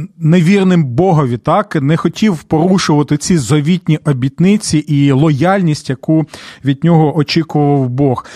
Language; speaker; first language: Ukrainian; non-native, local second language; Russian